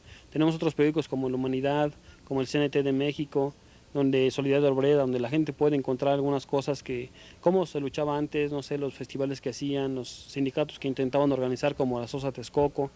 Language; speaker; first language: Spanish; native; Spanish